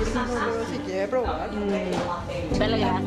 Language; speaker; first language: Spanish; non-native, local second language; Guarani